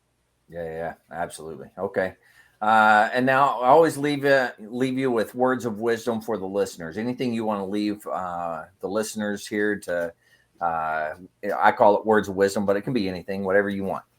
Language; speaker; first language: English; native; English